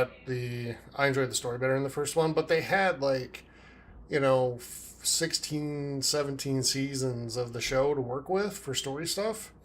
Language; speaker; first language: English; native; English